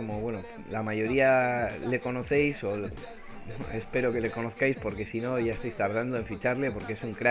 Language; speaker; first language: Spanish; native; Spanish